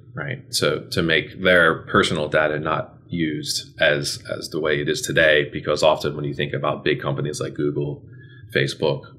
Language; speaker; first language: English; native; English